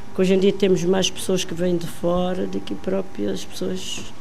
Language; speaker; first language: Portuguese; non-native, local second language; Kabuverdianu